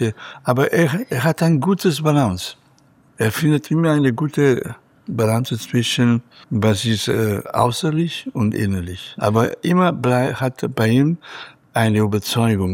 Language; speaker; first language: German; non-native, fluent; Catalan